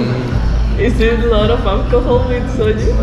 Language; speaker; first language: English; non-native, learner; Spanish